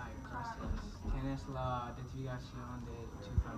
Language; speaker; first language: Spanish; non-native, learner; English